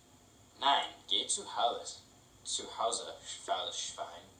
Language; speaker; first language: German; non-native, learner; English